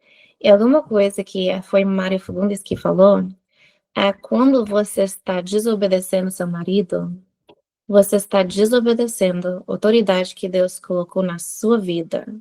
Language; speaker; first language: Portuguese; non-native, fluent; English